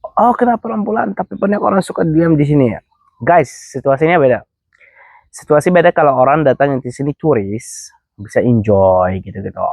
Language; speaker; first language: Indonesian; non-native, fluent; Arabic